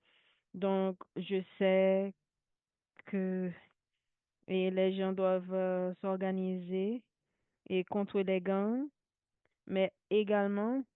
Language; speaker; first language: French; non-native, local second language; Haitian Creole